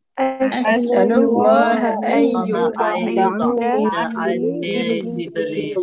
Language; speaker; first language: Arabic; non-native, learner; Malay